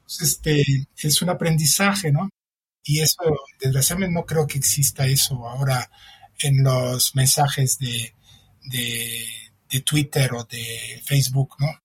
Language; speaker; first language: Spanish; non-native, fluent; French